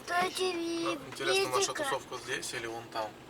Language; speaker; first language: Russian; native; Russian